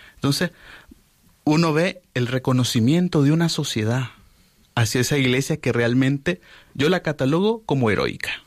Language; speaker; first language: Spanish; native; Spanish